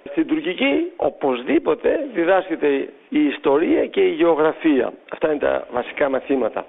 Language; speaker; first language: Greek; native; Greek